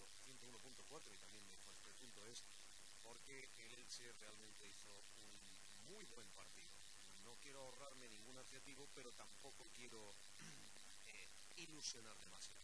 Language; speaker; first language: Spanish; native; Spanish